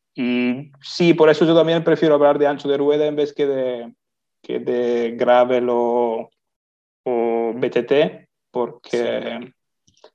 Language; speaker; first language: Spanish; non-native, fluent; Italian